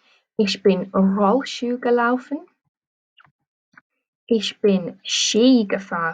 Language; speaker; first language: German; non-native, fluent; English